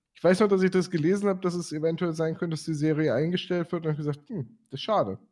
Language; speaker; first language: German; native; German